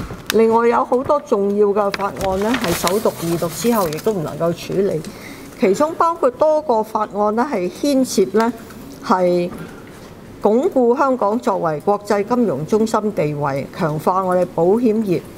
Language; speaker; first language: Cantonese; native; Cantonese